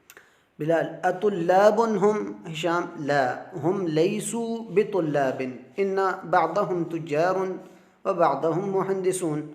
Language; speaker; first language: Arabic; non-native, fluent; Urdu